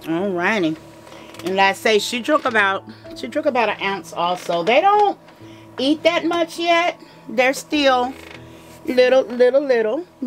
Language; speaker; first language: English; native; English